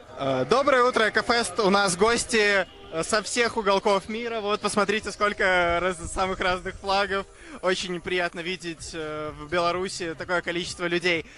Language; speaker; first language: Russian; native; Russian